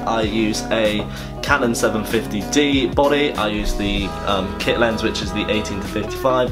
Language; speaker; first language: English; native; English